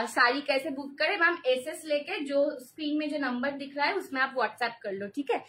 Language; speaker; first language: Hindi; non-native, local second language; Bangla